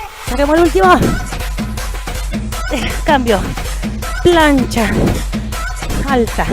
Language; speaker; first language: Spanish; native; Spanish